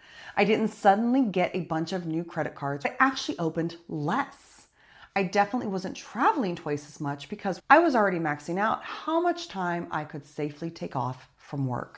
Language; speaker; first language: English; native; English